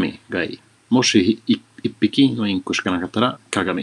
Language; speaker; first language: Japanese; non-native, fluent; Swedish